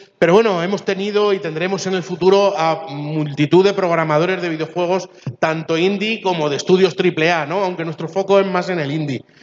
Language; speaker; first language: Spanish; early bilingual, other home language; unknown